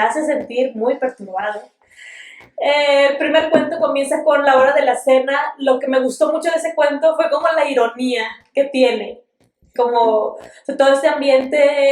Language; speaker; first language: Spanish; native; Spanish